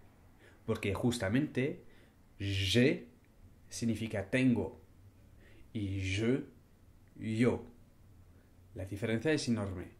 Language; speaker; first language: Spanish; non-native, fluent; French